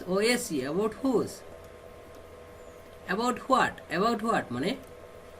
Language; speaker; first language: English; non-native, fluent; Bangla